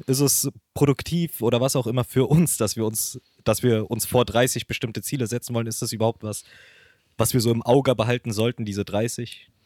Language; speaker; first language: German; early bilingual, other home language; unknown